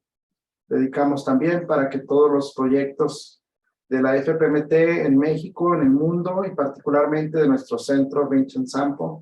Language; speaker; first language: Spanish; native; Spanish